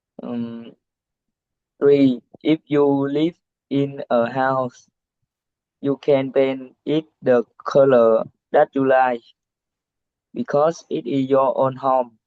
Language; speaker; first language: English; non-native, learner; Vietnamese